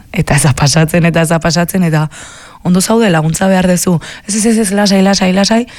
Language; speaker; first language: Basque; native; Basque